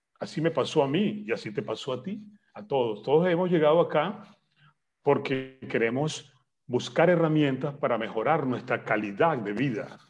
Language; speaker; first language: Spanish; native; Spanish